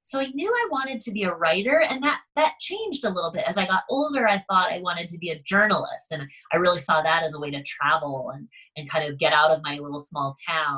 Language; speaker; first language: English; native; English